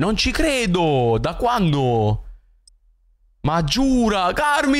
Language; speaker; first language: Italian; native; Italian